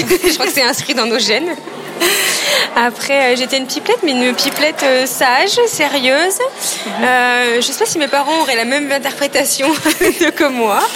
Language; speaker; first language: French; native; French